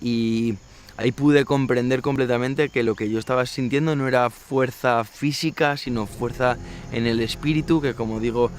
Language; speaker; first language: Spanish; native; Spanish